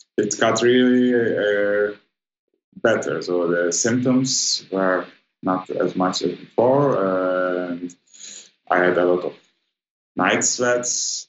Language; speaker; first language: English; non-native, fluent; German